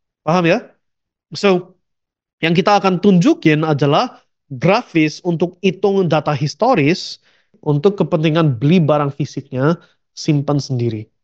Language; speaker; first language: Indonesian; early bilingual, heritage; Indonesian